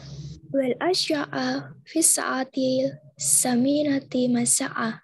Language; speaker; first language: Arabic; non-native, learner; Indonesian